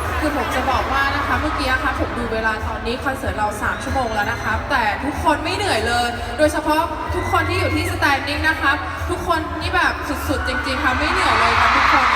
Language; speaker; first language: Thai; native; Thai